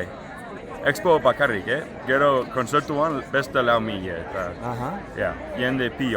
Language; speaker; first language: Basque; non-native, learner; English